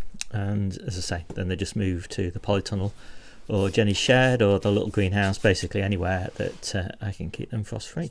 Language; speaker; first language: English; native; English